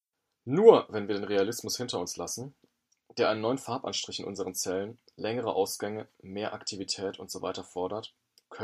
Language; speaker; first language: German; native; German